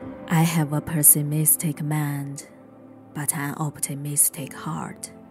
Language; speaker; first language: English; non-native, fluent; Chinese